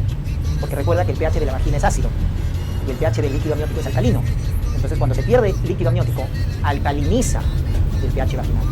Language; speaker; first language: Spanish; native; Spanish